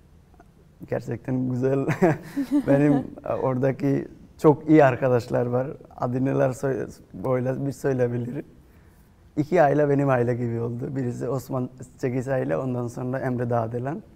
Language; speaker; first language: Turkish; non-native, fluent; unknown